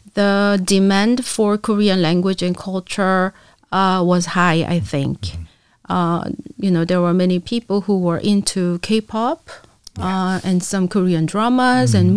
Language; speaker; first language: English; non-native, fluent; Korean